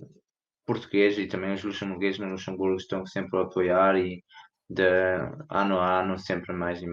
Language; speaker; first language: Portuguese; early bilingual, heritage; Portuguese